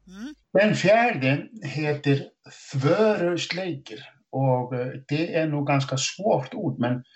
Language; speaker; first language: Swedish; non-native, fluent; Icelandic